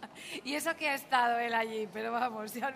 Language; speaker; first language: Spanish; native; Spanish